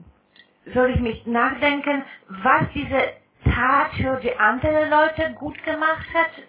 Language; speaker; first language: German; non-native, fluent; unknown